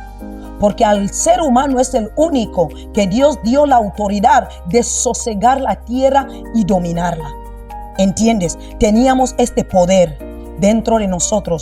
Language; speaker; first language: Spanish; non-native, local second language; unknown